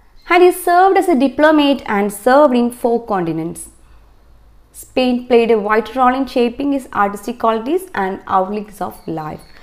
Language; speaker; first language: English; non-native, local second language; Malayalam